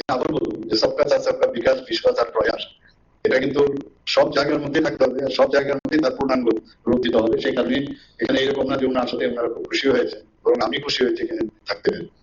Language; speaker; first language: Bangla; native; Bangla